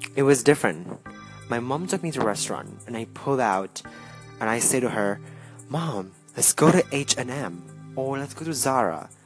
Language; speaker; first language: English; non-native, learner; Indonesian